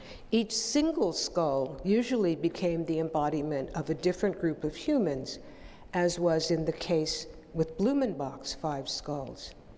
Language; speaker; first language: English; native; English